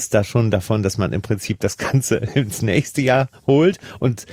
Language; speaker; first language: German; native; German